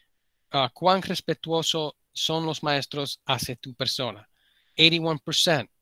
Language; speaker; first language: Spanish; early bilingual, heritage; Spanish